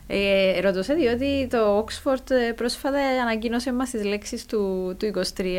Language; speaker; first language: Greek; native; Greek